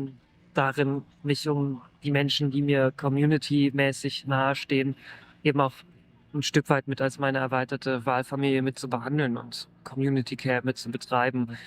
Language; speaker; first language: German; native; German